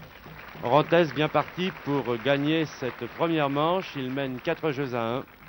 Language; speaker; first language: French; native; French